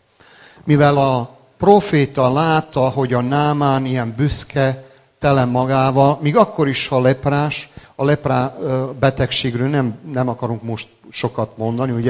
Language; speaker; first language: Hungarian; non-native, local second language; Serbian